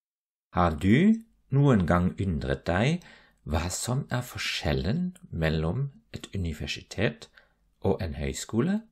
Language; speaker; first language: Norwegian; non-native, fluent; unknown